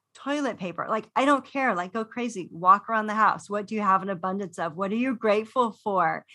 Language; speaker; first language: English; native; English